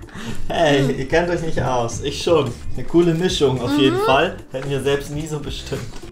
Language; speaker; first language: German; native; German